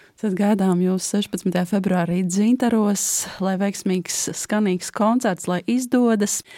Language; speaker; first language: Latvian; native; Latvian